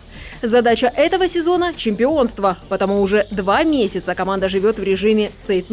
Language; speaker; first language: Russian; native; Russian